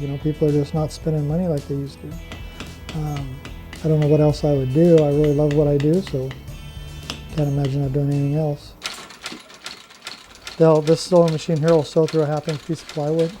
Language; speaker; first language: English; native; English